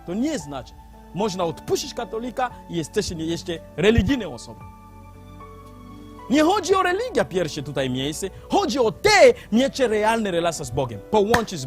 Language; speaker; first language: Polish; non-native, learner; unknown